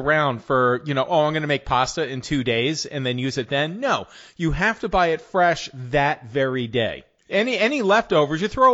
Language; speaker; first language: English; native; English